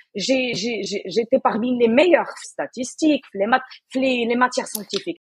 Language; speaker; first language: French; non-native, local second language; Arabic